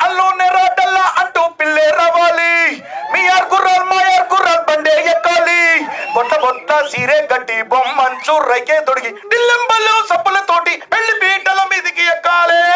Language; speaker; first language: Telugu; native; Telugu